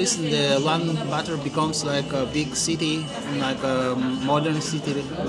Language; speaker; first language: English; non-native, learner; Russian